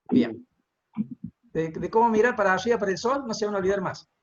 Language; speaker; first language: Spanish; native; Spanish